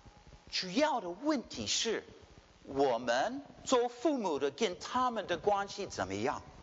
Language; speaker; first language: Chinese; early bilingual, heritage; Chinese